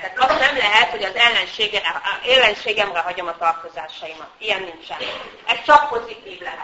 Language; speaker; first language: Hungarian; native; Hungarian